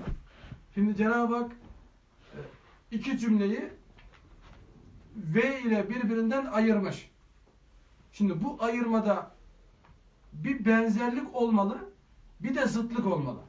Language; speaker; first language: Turkish; native; Turkish